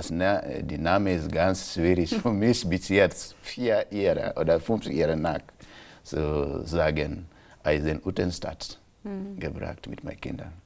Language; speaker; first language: German; non-native, local second language; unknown